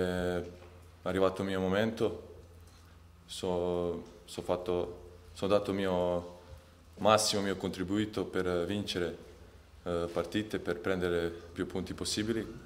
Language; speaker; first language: Italian; non-native, fluent; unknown